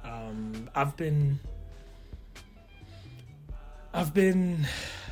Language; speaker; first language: English; non-native, local second language; Tswana